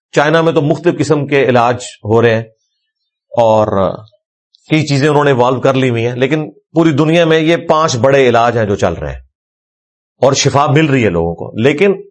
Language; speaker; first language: Urdu; non-native, local second language; Punjabi